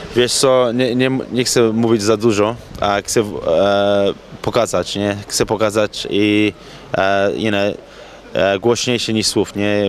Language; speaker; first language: Polish; early bilingual, heritage; Polish